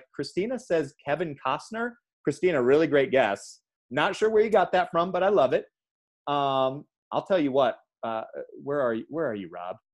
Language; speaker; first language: English; native; English